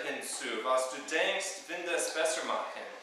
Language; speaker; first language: German; non-native, learner; English